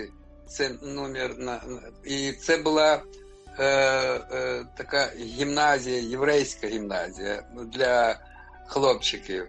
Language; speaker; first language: Ukrainian; non-native, local second language; Russian